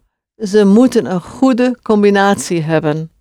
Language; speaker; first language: Dutch; non-native, fluent; English